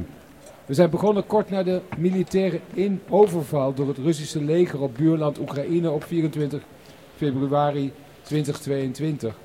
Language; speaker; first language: Dutch; native; Dutch